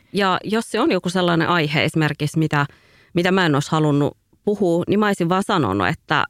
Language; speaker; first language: Finnish; early bilingual, other home language; Tigrinya